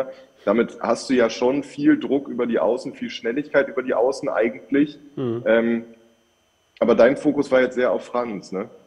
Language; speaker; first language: German; native; German